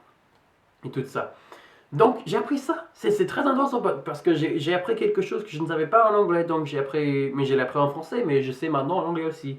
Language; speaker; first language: French; non-native, fluent; English